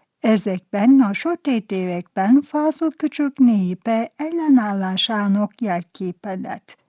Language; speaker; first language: Hungarian; non-native, fluent; Turkish